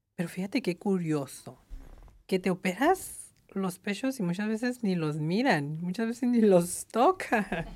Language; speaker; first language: Spanish; early bilingual, heritage; Spanish